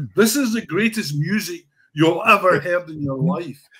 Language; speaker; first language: English; native; English